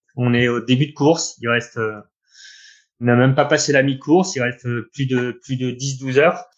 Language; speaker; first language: French; native; French